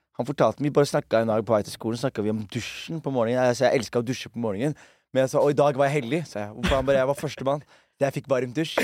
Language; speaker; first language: Norwegian; early bilingual, other home language; Somali